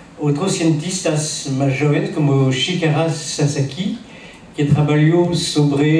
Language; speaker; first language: Portuguese; non-native, learner; French